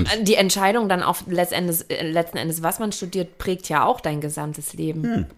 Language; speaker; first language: German; native; German